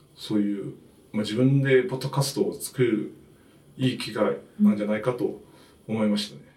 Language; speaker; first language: Japanese; non-native, fluent; Chinese